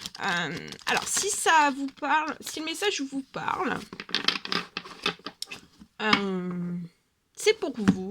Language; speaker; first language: French; native; French